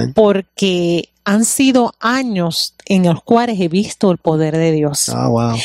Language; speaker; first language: Spanish; native; Spanish